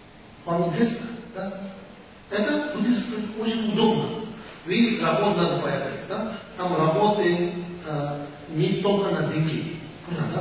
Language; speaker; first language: Russian; non-native, learner; Tibetan